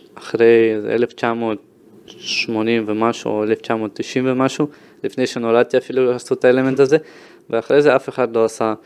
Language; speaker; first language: Hebrew; early bilingual, other home language; Ukrainian